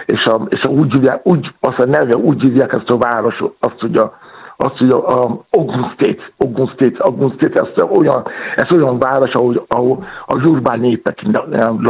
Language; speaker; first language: Hungarian; non-native, learner; Yoruba